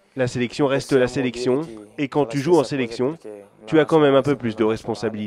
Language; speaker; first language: French; native; French